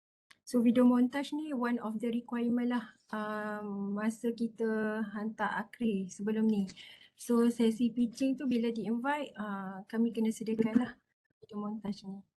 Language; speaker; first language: Malay; native; Malay